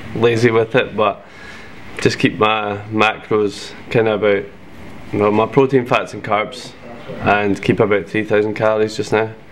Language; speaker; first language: English; native; English